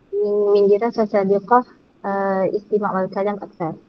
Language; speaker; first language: Arabic; non-native, learner; Malay